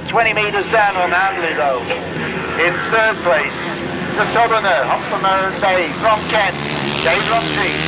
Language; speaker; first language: English; native; English